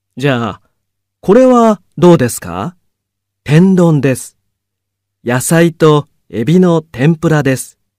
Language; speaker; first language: Japanese; native; Japanese